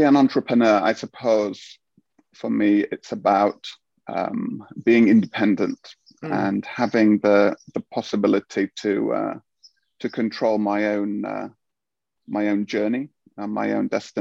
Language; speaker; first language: English; native; English